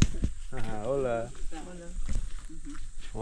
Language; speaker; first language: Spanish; non-native, learner; English